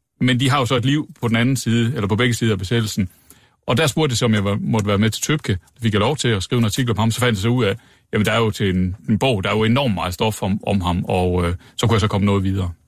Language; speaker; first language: Danish; native; Danish